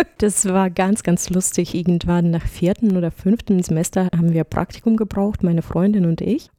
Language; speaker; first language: German; non-native, fluent; Russian